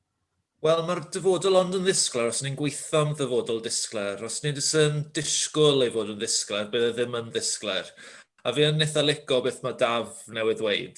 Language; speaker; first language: Welsh; native; Welsh